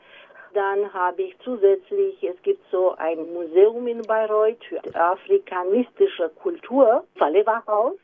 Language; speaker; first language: German; non-native, fluent; Romanian